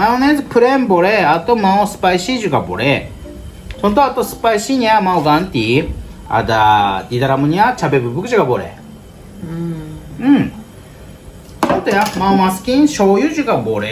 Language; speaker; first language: Indonesian; non-native, learner; Japanese